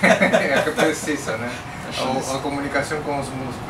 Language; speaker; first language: Spanish; non-native, learner; Portuguese